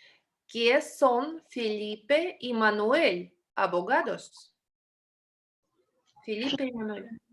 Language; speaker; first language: Spanish; non-native, fluent; Russian